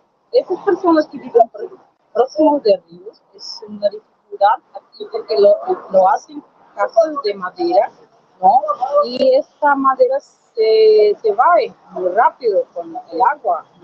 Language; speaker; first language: Spanish; non-native, learner; Portuguese